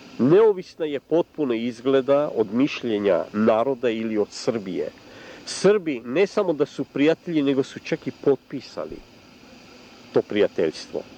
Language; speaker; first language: Serbian; non-native, local second language; Hungarian